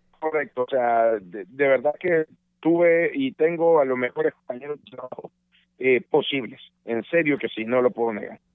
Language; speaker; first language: Spanish; native; Spanish